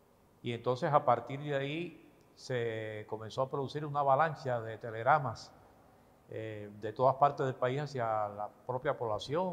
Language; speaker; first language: Spanish; native; Spanish